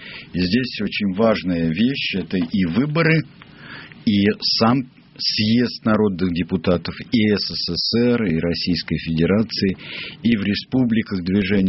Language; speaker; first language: Russian; native; Russian